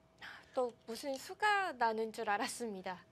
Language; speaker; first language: Korean; native; Korean